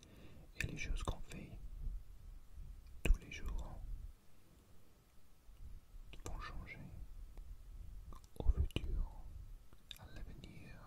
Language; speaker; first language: French; non-native, learner; English